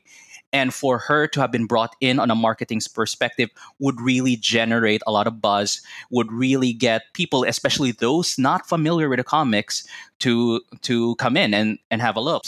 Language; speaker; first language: English; non-native, local second language; Cebuano